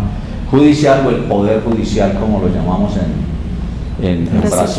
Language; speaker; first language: Spanish; native; Spanish